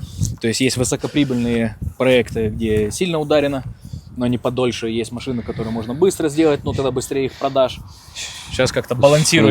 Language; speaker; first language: Russian; native; Russian